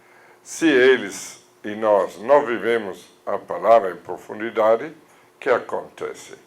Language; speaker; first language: Portuguese; non-native, fluent; German